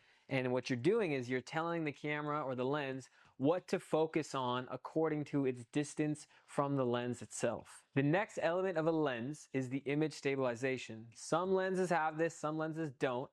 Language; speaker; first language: English; native; English